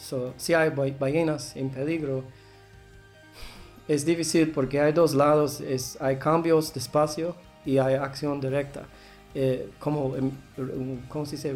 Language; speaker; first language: Spanish; non-native, learner; English